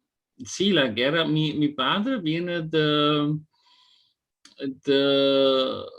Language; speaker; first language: Spanish; non-native, fluent; German